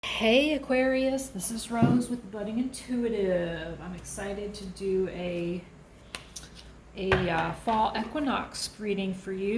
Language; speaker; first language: English; native; English